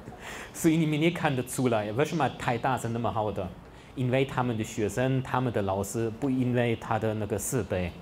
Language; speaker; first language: Chinese; non-native, fluent; German